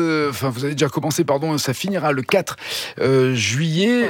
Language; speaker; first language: French; native; French